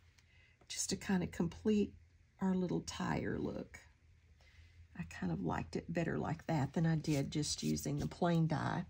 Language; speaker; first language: English; native; English